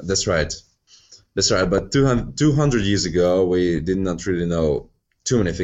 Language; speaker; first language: English; non-native, fluent; Hungarian